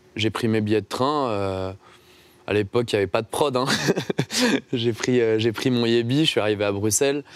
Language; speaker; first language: French; native; French